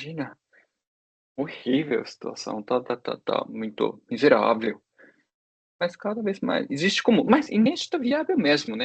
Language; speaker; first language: Portuguese; non-native, fluent; Japanese